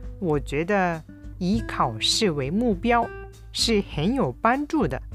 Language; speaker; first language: Chinese; non-native, fluent; Japanese